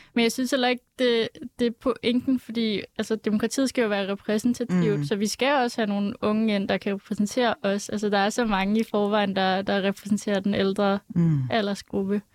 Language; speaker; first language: Danish; native; Danish